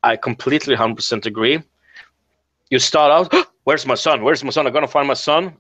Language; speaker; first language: English; non-native, fluent; Norwegian